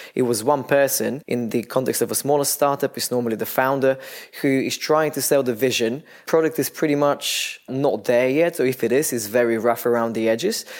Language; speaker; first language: English; non-native, fluent; Bulgarian